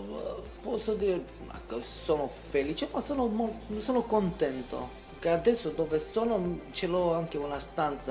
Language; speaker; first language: Italian; non-native, fluent; Romanian